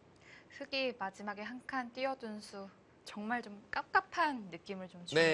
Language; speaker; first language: Korean; native; Korean